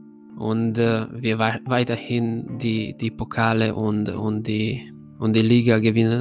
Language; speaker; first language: German; non-native, fluent; Hungarian